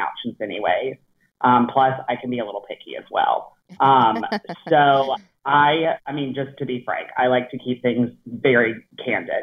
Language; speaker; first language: English; native; English